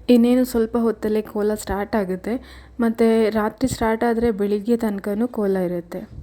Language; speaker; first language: Kannada; non-native, local second language; Tulu